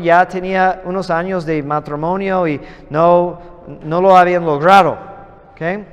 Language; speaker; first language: Spanish; non-native, fluent; English